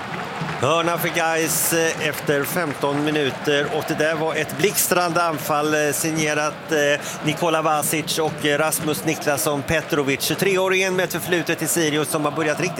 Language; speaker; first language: Swedish; native; Swedish